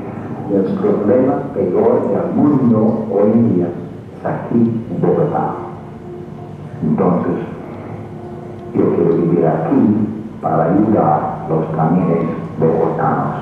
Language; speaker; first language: Spanish; non-native, fluent; English